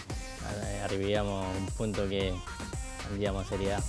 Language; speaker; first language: Italian; non-native, learner; Korean